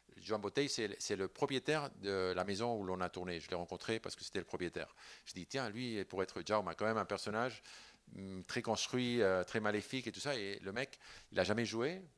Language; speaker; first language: French; non-native, fluent; Spanish